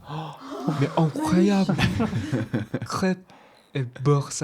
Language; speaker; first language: French; non-native, learner; Korean